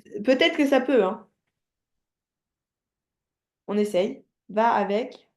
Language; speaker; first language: French; native; French